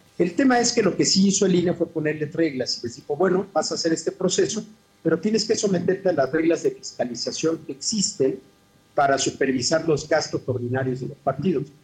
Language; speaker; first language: Spanish; native; Spanish